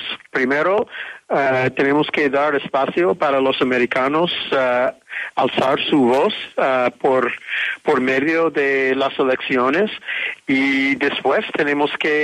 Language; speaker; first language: Spanish; non-native, fluent; English